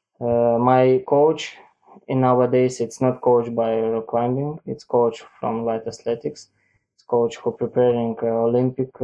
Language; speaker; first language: English; non-native, learner; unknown